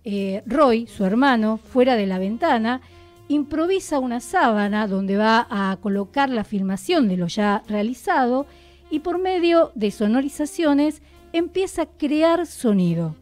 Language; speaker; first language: Spanish; native; Spanish